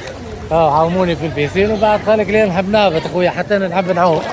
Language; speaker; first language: Arabic; native; Arabic